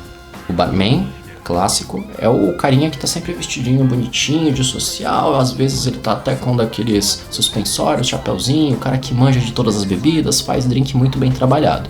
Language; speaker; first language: Portuguese; native; Portuguese